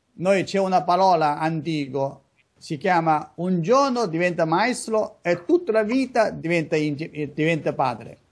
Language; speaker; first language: Italian; non-native, learner; Chinese